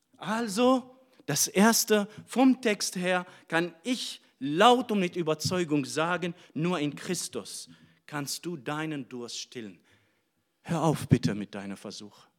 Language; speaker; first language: German; non-native, fluent; Arabic